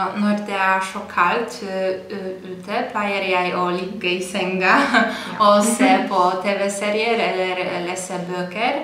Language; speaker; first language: Norwegian; non-native, fluent; Polish